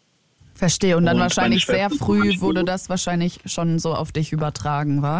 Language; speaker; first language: German; native; German